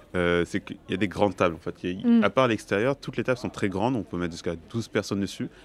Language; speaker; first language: French; native; French